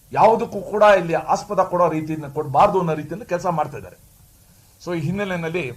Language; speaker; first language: Kannada; native; Kannada